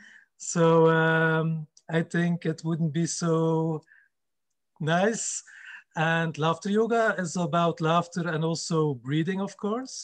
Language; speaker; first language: English; non-native, fluent; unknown